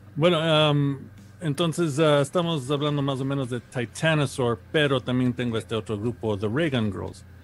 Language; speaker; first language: Spanish; early bilingual, heritage; Spanish